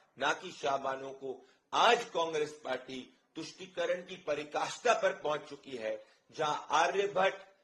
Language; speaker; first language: Hindi; native; Hindi